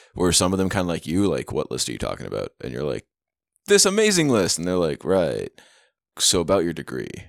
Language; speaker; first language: English; native; English